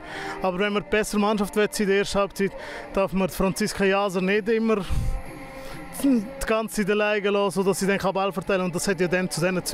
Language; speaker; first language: German; native; German